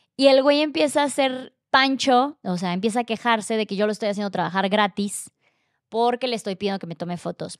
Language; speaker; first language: Spanish; native; Spanish